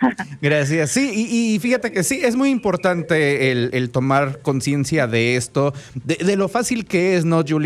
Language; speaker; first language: Spanish; native; Spanish